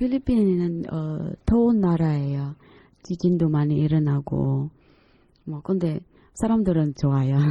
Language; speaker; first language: Korean; non-native, fluent; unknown